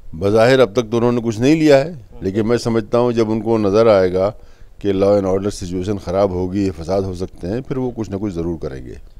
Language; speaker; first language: Urdu; native; Urdu